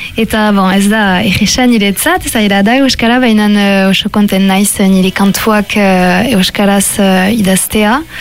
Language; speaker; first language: Basque; non-native, local second language; French